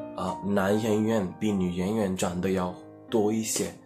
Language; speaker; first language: Chinese; non-native, fluent; Hindi